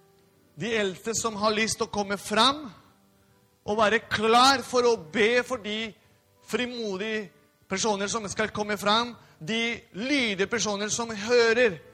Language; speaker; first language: Norwegian; non-native, fluent; Spanish